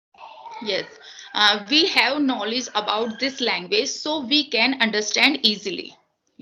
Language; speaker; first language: English; non-native, learner; Hindi